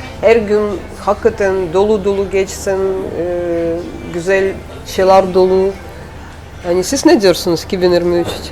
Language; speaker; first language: Turkish; non-native, learner; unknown